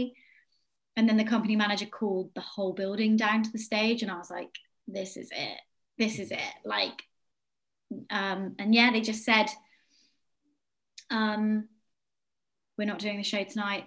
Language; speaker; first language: English; native; English